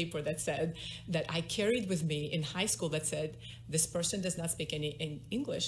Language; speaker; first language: English; non-native, fluent; Russian